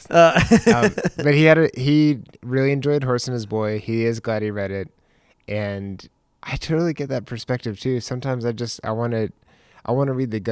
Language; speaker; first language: English; native; English